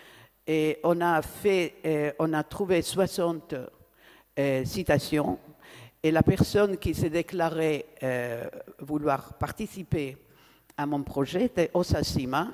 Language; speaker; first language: French; non-native, fluent; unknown